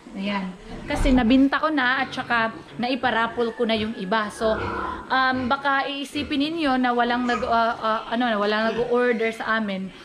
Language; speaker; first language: Filipino; non-native, local second language; Cebuano